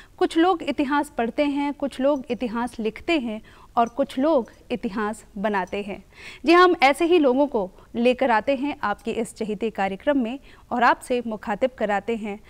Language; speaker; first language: Hindi; native; Hindi